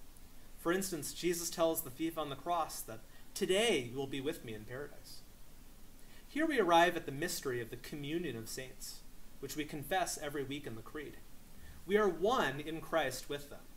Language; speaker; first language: English; native; English